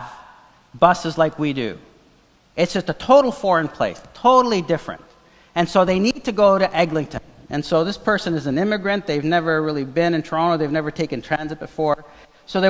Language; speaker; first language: English; non-native, fluent; Portuguese